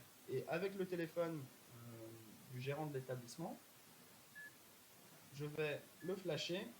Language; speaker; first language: French; native; French